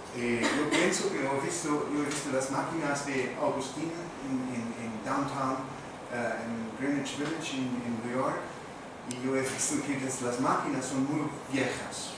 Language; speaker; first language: Spanish; non-native, fluent; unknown